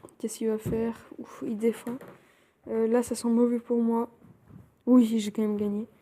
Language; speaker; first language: French; native; French